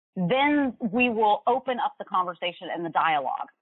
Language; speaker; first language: English; native; English